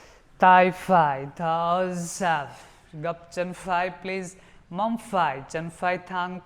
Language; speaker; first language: Vietnamese; non-native, learner; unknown